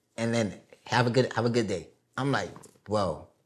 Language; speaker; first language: English; early bilingual, other home language; Haitian Creole